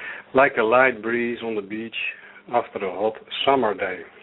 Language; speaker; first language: English; non-native, fluent; Dutch